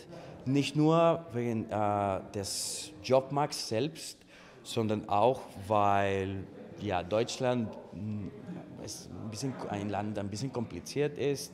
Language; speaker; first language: German; non-native, fluent; Spanish